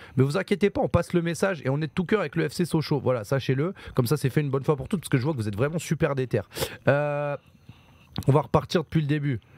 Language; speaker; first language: French; native; French